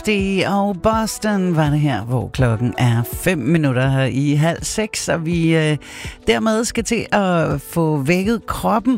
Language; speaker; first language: Danish; native; Danish